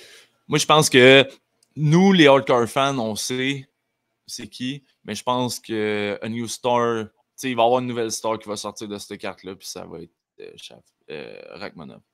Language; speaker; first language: French; native; French